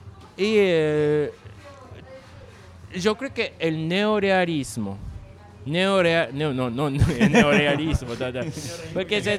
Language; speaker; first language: Spanish; non-native, learner; Japanese